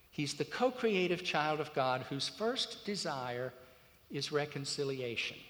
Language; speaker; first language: English; native; English